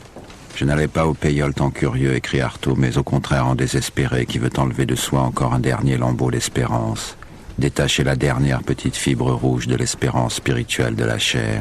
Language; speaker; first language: French; native; French